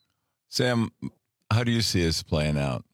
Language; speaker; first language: English; native; English